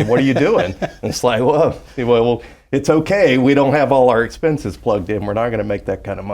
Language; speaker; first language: English; native; English